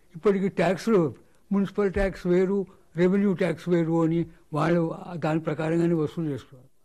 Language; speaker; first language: Telugu; non-native, local second language; Marathi